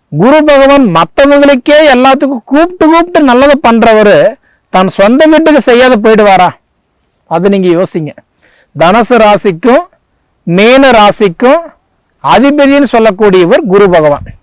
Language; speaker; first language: Tamil; native; Tamil